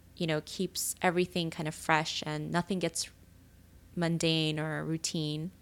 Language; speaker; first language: English; native; English